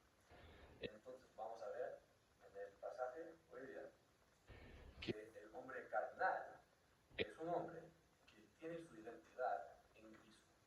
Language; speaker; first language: Spanish; non-native, fluent; English